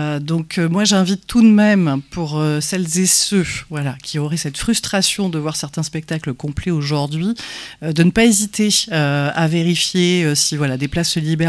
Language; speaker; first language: French; native; French